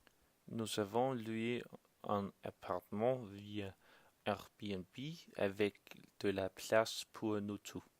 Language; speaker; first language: French; non-native, learner; Danish